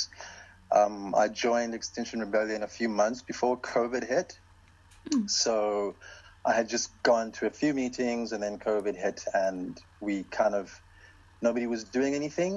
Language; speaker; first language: English; non-native, local second language; Xhosa